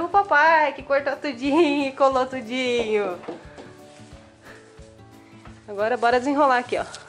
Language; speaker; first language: Portuguese; native; Portuguese